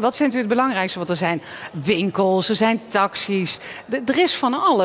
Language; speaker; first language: Dutch; native; Dutch